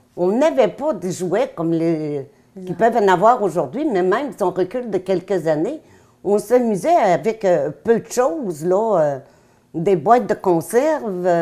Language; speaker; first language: French; native; French